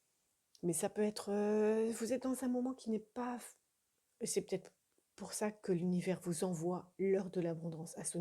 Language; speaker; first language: French; native; French